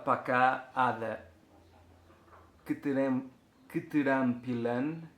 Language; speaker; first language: Indonesian; non-native, learner; Portuguese